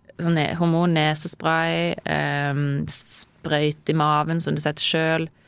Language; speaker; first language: Norwegian; native; Norwegian